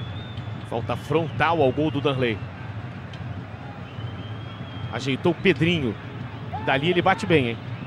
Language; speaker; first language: Portuguese; native; Portuguese